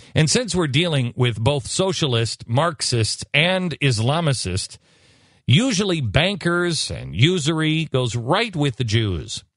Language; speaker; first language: English; native; English